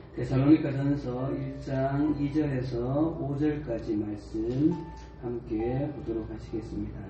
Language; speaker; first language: Korean; native; Korean